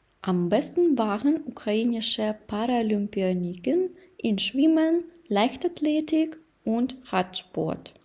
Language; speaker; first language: German; non-native, fluent; Ukrainian